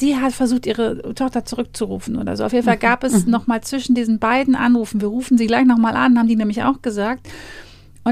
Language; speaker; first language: German; native; German